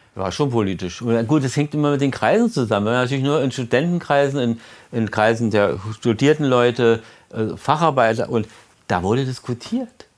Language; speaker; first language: German; native; German